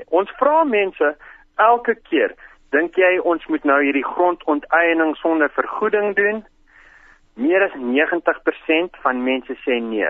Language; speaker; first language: Afrikaans; non-native, local second language; English